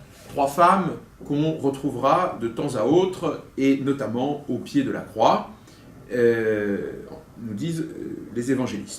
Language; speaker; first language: French; native; French